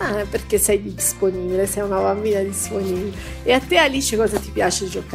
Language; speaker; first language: Italian; native; Italian